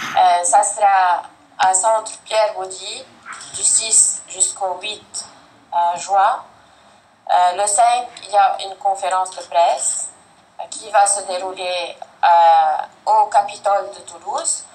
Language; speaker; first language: French; non-native, fluent; Arabic